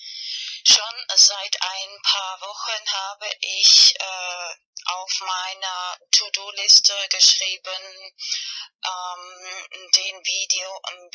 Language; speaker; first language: German; non-native, fluent; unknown